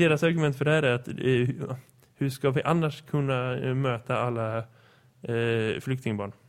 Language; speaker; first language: Swedish; native; Swedish